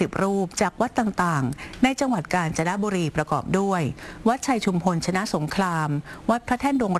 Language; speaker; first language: Thai; native; Thai